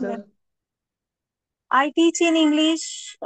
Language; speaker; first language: English; non-native, learner; Marathi